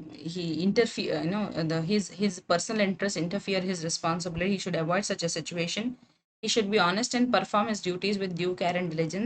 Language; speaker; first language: English; non-native, local second language; Kannada